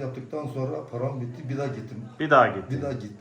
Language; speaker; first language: Turkish; non-native, local second language; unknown